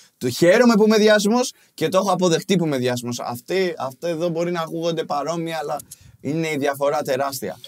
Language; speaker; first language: Greek; early bilingual, other home language; Albanian